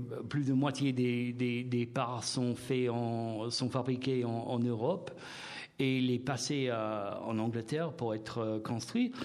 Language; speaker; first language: French; non-native, fluent; English